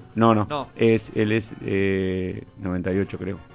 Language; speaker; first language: Spanish; native; Spanish